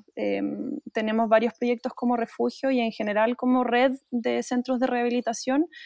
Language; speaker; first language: Spanish; native; Spanish